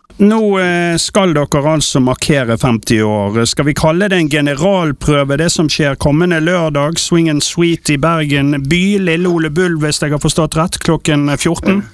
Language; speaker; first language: Norwegian; native; Norwegian